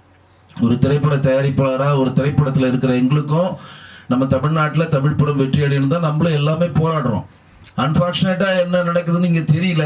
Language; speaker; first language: Tamil; native; Tamil